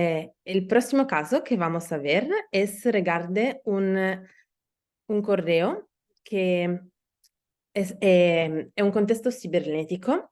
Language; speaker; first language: Spanish; non-native, learner; Italian